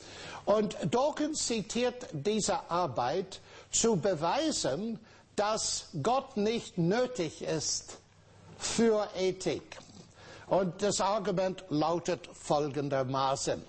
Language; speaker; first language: German; non-native, fluent; English